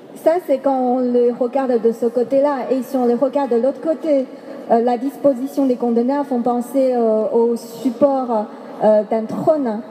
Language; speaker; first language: French; non-native, fluent; Chinese